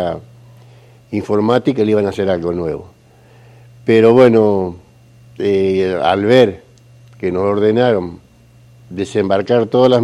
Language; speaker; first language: Spanish; native; Spanish